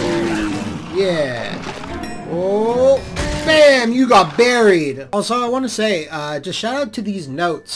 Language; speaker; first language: English; native; English